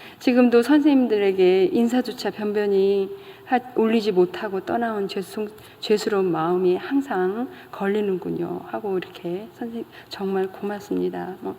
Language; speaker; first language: Korean; native; Korean